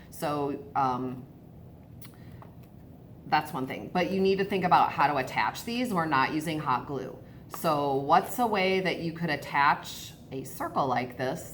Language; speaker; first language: English; native; English